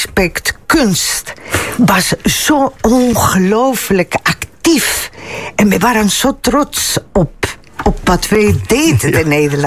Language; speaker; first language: Dutch; non-native, fluent; Spanish